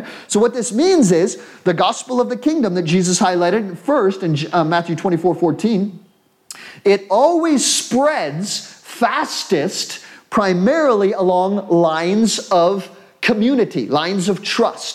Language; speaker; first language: English; native; English